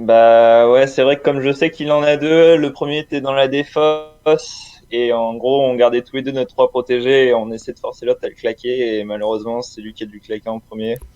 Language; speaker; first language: French; native; French